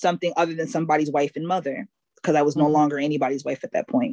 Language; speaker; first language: English; native; English